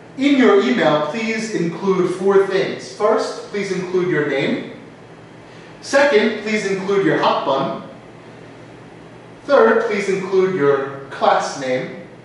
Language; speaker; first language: English; native; English